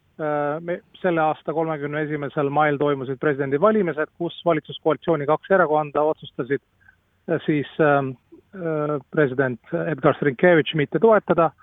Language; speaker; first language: Estonian; non-native, fluent; Latvian